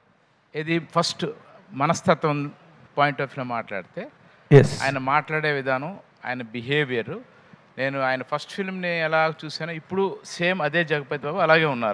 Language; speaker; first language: Telugu; native; Telugu